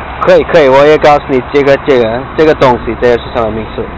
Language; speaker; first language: Chinese; non-native, learner; English